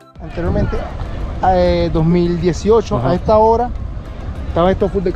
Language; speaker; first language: Spanish; native; Spanish